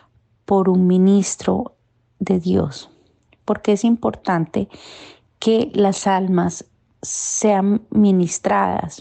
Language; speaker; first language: Spanish; native; Spanish